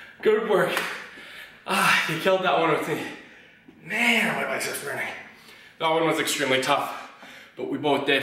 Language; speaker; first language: English; native; English